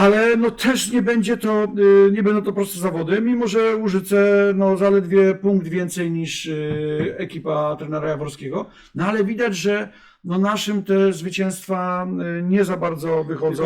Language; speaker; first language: Polish; native; Polish